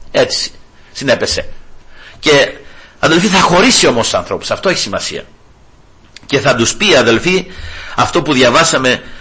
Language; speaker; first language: Greek; native; Greek